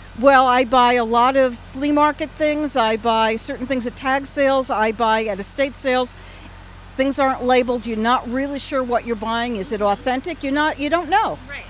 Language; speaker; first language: English; native; English